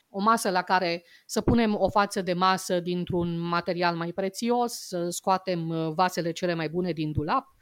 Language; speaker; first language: Romanian; native; Romanian